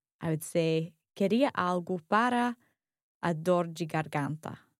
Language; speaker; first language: Portuguese; non-native, learner; English